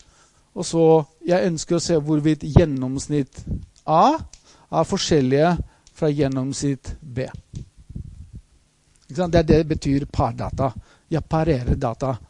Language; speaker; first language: Norwegian; non-native, fluent; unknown